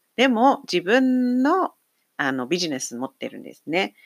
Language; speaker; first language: Japanese; non-native, fluent; English